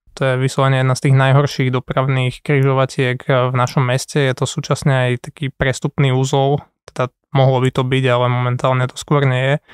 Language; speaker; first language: Slovak; native; Slovak